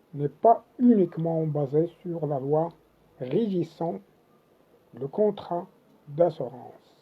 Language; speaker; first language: French; non-native, local second language; Arabic